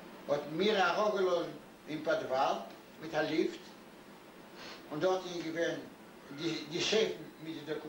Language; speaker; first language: Hebrew; non-native, learner; Yiddish